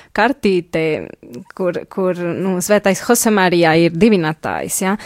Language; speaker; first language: Latvian; non-native, fluent; Spanish